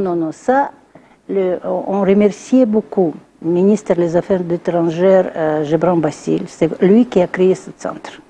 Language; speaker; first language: French; non-native, learner; Russian